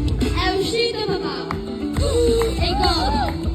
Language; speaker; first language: Italian; early bilingual, other home language; Sinhala